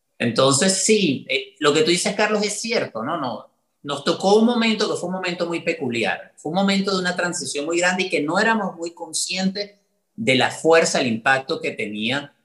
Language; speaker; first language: Spanish; native; Spanish